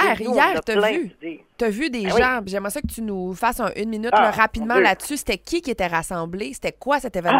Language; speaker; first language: French; native; French